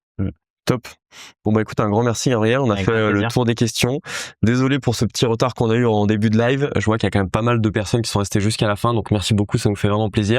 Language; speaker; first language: French; native; French